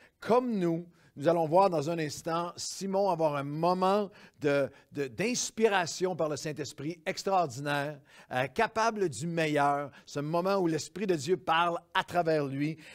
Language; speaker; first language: French; native; French